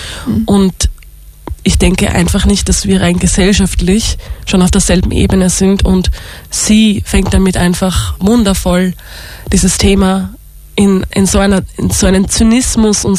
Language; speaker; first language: German; native; German